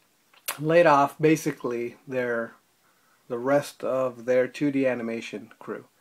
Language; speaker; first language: English; native; English